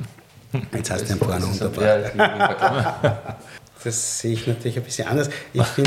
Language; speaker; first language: German; native; German